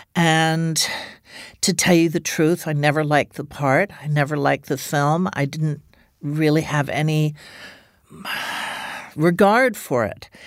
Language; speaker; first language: English; native; English